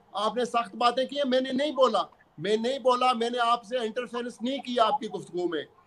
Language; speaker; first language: Urdu; non-native, local second language; Punjabi